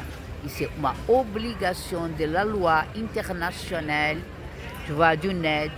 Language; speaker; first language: French; non-native, fluent; Portuguese